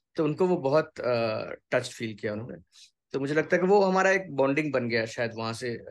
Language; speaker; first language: Hindi; non-native, local second language; Bangla